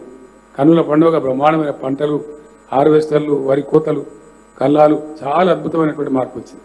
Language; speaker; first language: Telugu; native; Telugu